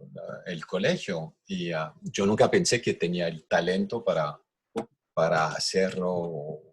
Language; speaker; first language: Spanish; non-native, fluent; French